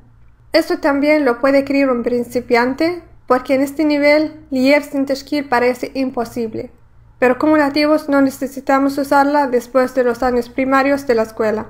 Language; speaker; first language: Spanish; non-native, fluent; Arabic